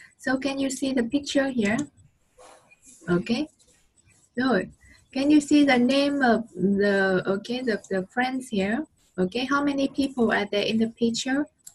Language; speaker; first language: English; non-native, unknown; Vietnamese